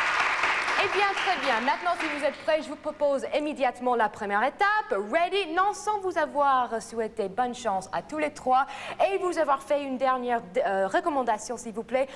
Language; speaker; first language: French; non-native, fluent; English